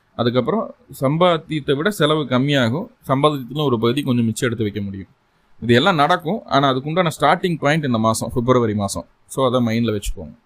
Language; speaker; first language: Tamil; native; Tamil